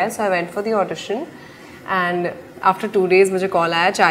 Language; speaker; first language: English; non-native, local second language; Hindi